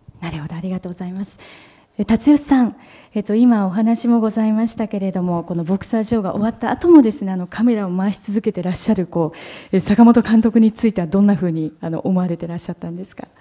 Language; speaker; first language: Japanese; native; Japanese